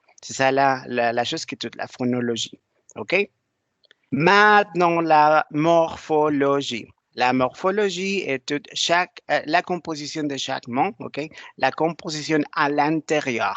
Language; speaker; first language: French; non-native, learner; Spanish